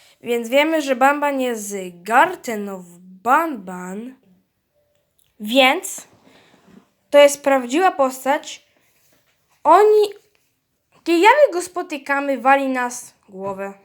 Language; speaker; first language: Polish; early bilingual, heritage; Polish